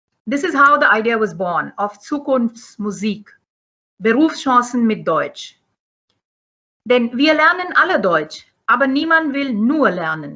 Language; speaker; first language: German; non-native, fluent; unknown